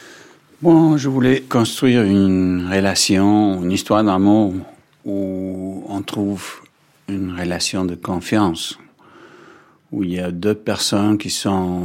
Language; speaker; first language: French; non-native, fluent; Danish